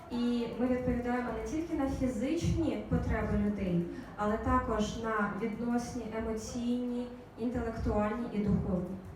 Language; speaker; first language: Ukrainian; native; Ukrainian